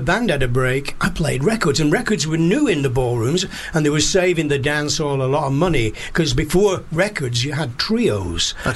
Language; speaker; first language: English; native; English